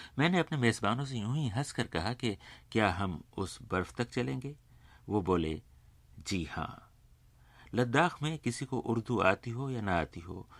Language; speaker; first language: Urdu; native; Urdu